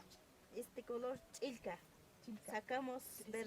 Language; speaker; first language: Spanish; non-native, local second language; Quechua